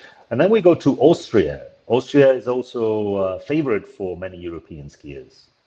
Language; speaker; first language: English; non-native, fluent; Spanish